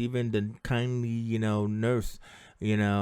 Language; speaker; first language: English; native; English